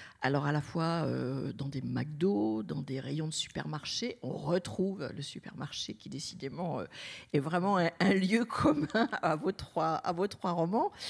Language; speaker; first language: French; native; French